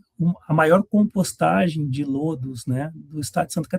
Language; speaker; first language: Portuguese; native; Portuguese